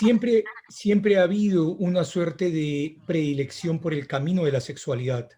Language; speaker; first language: Spanish; native; Spanish